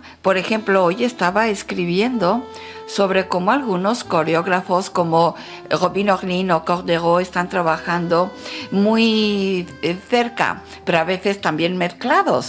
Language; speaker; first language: Spanish; non-native, fluent; French